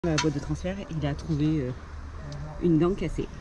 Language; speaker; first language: French; native; French